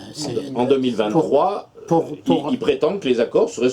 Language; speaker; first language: French; native; French